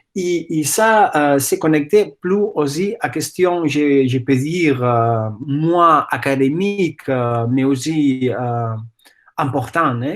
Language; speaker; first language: French; non-native, fluent; Catalan